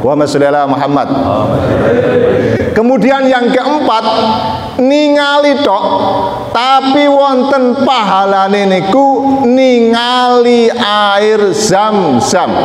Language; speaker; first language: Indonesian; non-native, local second language; Javanese